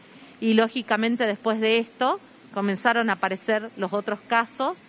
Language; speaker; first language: Spanish; native; Spanish